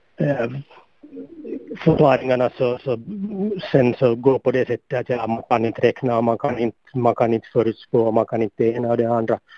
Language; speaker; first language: Swedish; native; Swedish